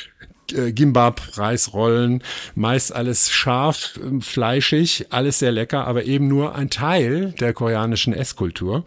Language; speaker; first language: German; native; German